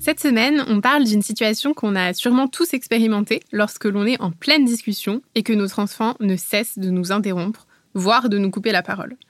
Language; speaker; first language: French; native; French